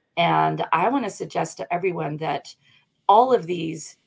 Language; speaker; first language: English; native; English